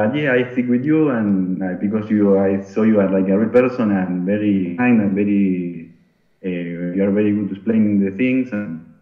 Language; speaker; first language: English; non-native, learner; Spanish